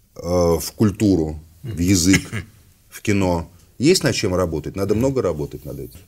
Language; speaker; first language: Russian; native; Russian